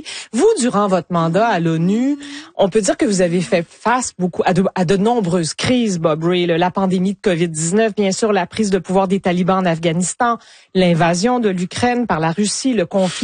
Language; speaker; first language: French; native; French